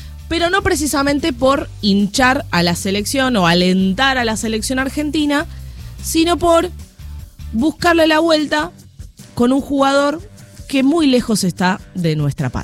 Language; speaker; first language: Spanish; native; Spanish